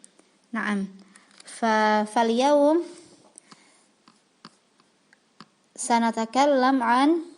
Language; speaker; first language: Arabic; non-native, fluent; Indonesian